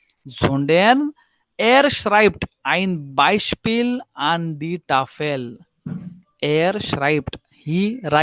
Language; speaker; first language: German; non-native, fluent; Hindi